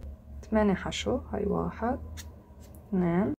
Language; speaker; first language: Arabic; native; Arabic